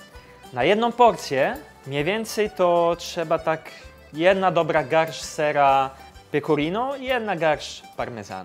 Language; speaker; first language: Polish; non-native, fluent; Italian